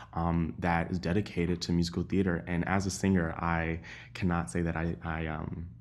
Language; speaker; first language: English; native; English